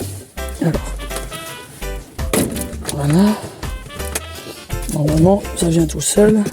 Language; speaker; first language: French; native; French